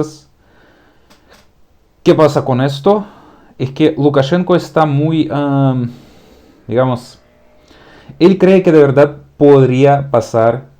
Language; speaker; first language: Spanish; non-native, fluent; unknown